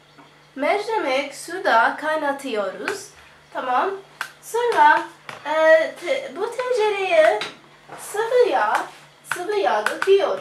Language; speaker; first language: Turkish; non-native, learner; Arabic